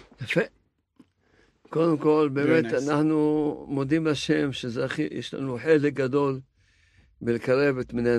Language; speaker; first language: Hebrew; non-native, fluent; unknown